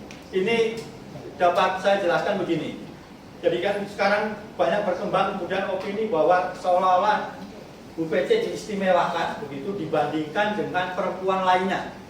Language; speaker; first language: Indonesian; native; Indonesian